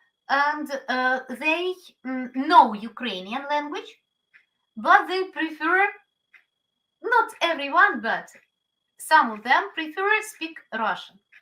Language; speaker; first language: English; non-native, learner; Ukrainian